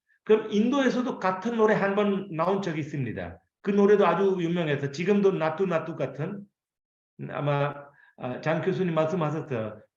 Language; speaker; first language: Korean; non-native, fluent; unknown